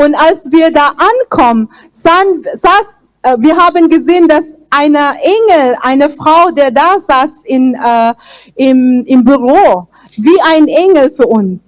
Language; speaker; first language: German; non-native, fluent; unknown